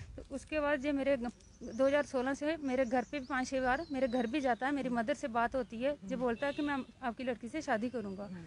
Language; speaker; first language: Hindi; native; Hindi